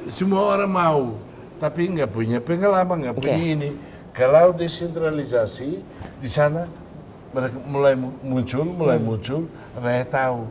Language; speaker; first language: Indonesian; non-native, fluent; Tetum